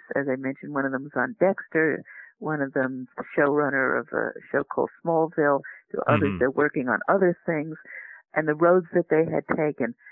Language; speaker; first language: English; native; English